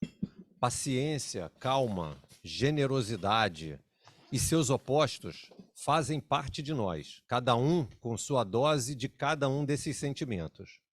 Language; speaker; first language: Portuguese; native; Portuguese